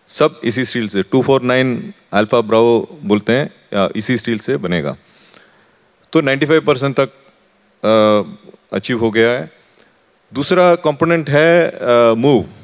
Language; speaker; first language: Hindi; native; Hindi